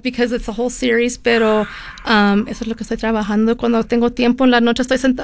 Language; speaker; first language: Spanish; early bilingual, heritage; Spanish